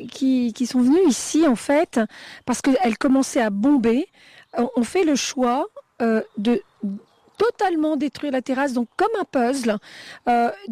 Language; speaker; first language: French; native; French